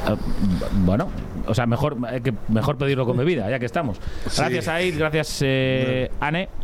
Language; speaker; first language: Spanish; native; Spanish